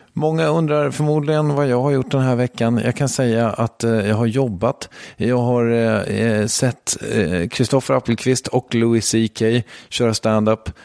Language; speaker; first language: Swedish; native; Swedish